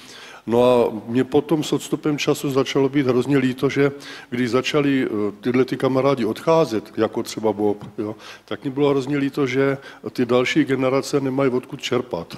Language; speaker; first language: Czech; native; Czech